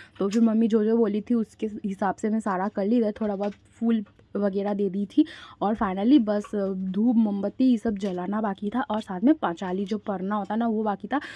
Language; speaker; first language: Hindi; non-native, local second language; Bangla